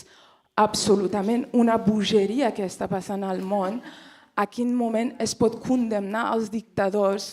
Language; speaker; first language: Catalan; non-native, fluent; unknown